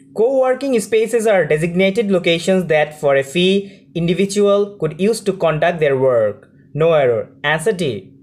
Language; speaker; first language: English; non-native, local second language; Bangla